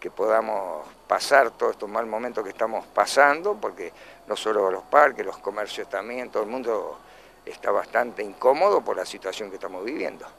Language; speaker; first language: Spanish; native; Spanish